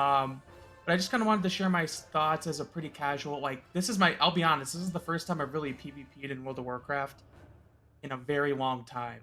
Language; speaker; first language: English; native; English